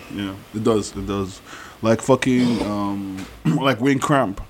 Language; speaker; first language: English; non-native, fluent; Yoruba